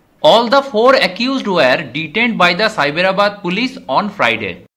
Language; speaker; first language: English; non-native, local second language; Bangla